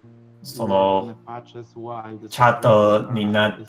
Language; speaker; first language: Japanese; non-native, learner; English